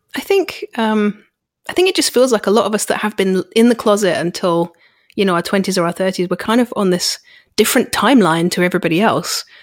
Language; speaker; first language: English; native; English